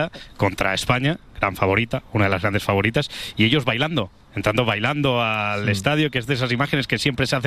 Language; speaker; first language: Spanish; native; Spanish